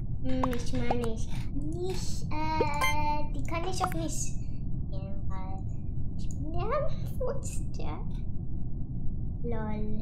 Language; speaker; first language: German; non-native, learner; English